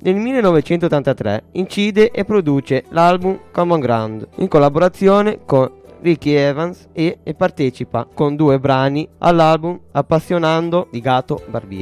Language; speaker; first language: Italian; native; Italian